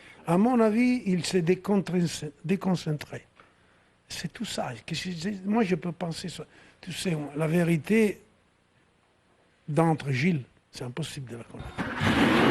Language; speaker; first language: French; non-native, fluent; Italian